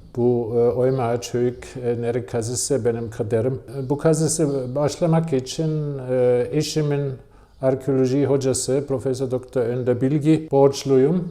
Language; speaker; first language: Turkish; non-native, fluent; German